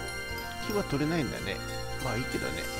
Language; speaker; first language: Japanese; native; Japanese